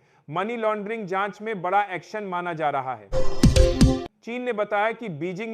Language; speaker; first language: Hindi; native; Hindi